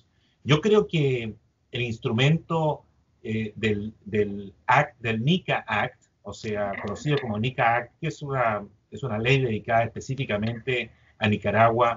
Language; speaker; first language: Spanish; native; Spanish